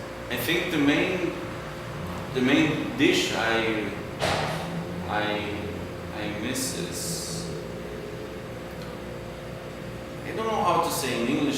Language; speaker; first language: English; non-native, fluent; German